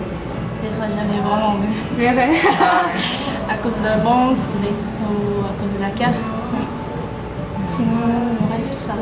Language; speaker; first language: French; non-native, fluent; Korean